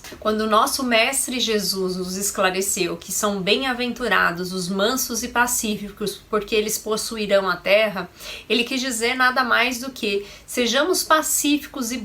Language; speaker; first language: Portuguese; native; Portuguese